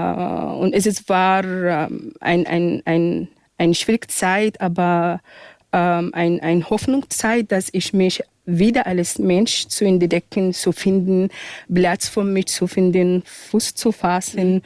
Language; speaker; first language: German; non-native, fluent; Arabic